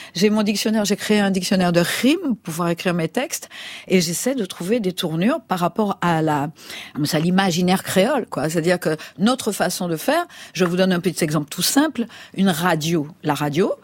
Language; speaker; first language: French; native; French